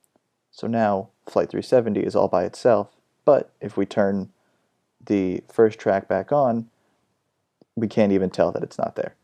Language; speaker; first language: English; native; English